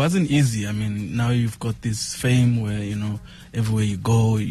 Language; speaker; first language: English; non-native, local second language; Venda